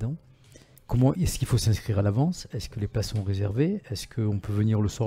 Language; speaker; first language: French; native; French